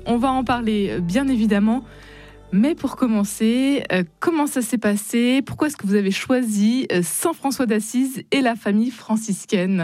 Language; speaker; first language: French; native; French